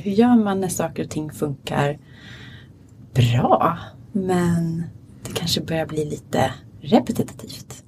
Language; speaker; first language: Swedish; native; Swedish